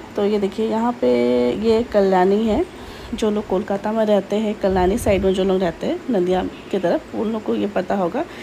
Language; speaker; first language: Hindi; non-native, local second language; Bangla